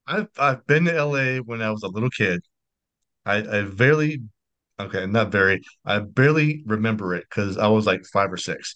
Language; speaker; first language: English; native; English